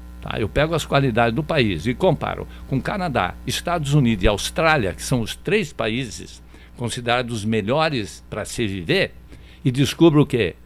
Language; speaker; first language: Portuguese; native; Portuguese